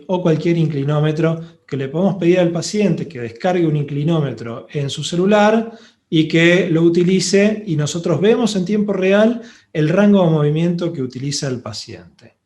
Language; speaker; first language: Spanish; native; Spanish